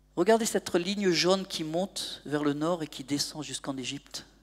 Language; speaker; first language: French; native; French